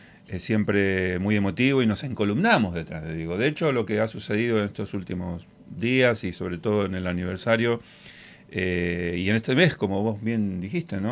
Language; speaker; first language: Spanish; native; Spanish